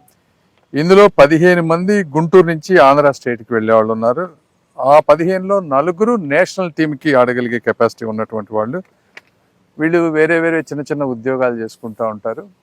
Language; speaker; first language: Telugu; native; Telugu